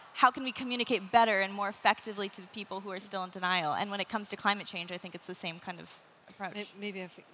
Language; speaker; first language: English; native; English